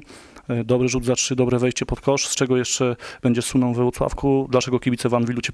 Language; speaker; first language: Polish; native; Polish